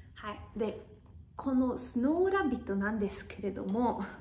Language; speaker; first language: Japanese; non-native, fluent; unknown